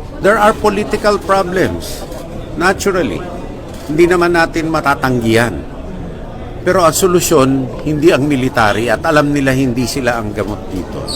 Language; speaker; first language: Filipino; native; Filipino